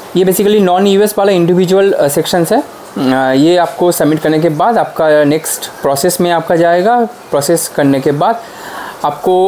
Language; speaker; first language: Hindi; non-native, local second language; Bangla